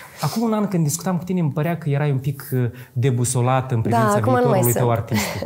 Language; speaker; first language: Romanian; native; Romanian